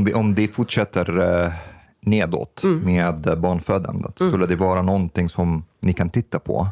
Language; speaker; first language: Swedish; non-native, fluent; Arabic